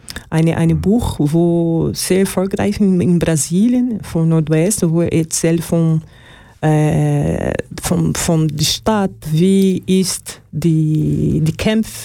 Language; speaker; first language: German; non-native, learner; Portuguese